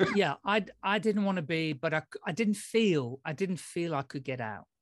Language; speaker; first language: English; early bilingual, other home language; Dutch